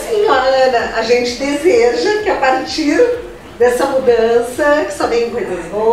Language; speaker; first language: Portuguese; native; Portuguese